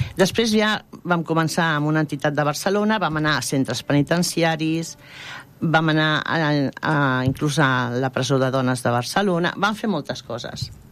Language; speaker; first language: Catalan; non-native, local second language; Spanish